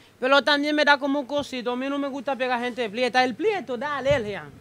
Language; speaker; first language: Spanish; non-native, learner; Haitian Creole